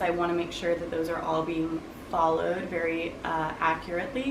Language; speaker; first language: English; native; English